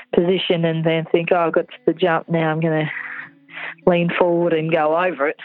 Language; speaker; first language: English; native; English